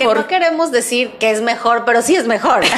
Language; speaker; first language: Spanish; native; Spanish